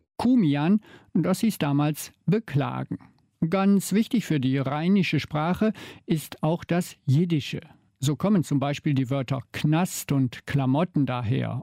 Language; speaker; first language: German; native; German